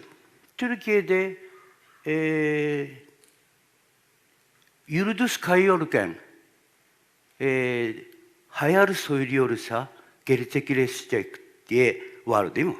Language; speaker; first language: Turkish; non-native, learner; Japanese